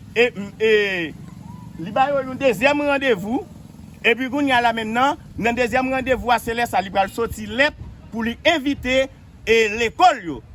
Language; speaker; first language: Haitian Creole; native; Haitian Creole